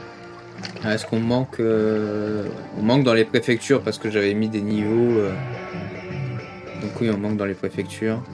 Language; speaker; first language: French; native; French